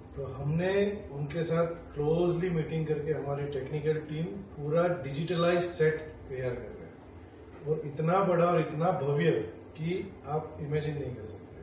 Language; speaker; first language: Hindi; non-native, local second language; Marathi